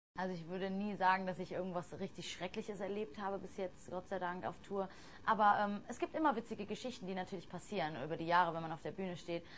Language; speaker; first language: German; early bilingual, other home language; English